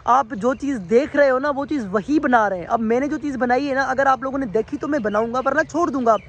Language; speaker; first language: Urdu; non-native, local second language; Sindhi